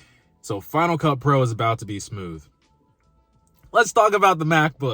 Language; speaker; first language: English; native; English